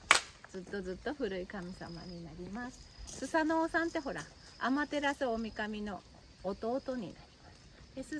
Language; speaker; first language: Japanese; native; Japanese